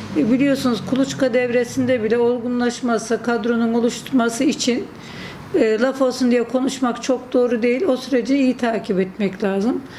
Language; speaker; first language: Turkish; native; Turkish